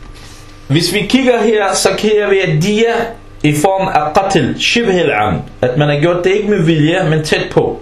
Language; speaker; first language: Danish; early bilingual, other home language; Arabic